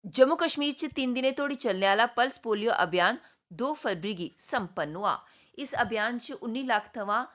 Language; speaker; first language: Punjabi; non-native, local second language; Dogri